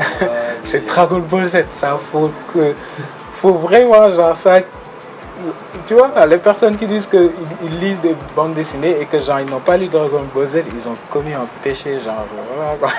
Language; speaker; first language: French; non-native, local second language; Wolof